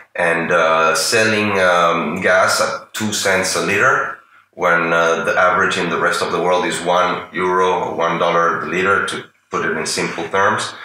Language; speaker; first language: English; non-native, fluent; Spanish